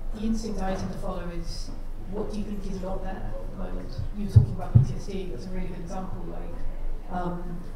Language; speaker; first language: English; native; English